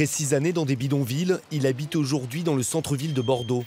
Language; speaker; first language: French; native; French